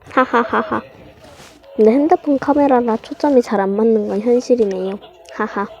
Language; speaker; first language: Korean; native; Korean